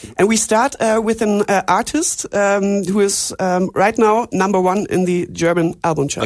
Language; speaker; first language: English; non-native, fluent; German